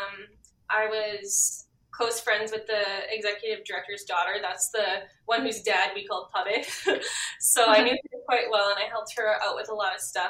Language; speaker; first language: English; native; English